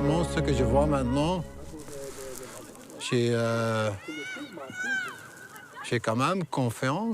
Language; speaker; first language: French; non-native, local second language; Dutch